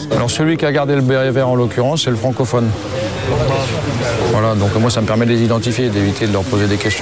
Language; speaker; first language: French; native; French